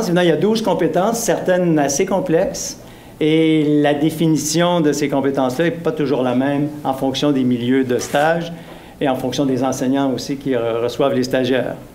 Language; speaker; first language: French; native; French